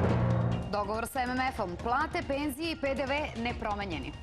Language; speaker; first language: Serbian; native; Serbian